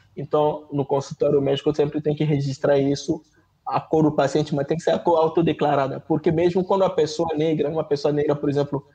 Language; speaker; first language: Portuguese; non-native, fluent; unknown